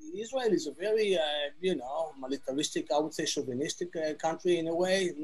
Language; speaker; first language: English; non-native, fluent; Hebrew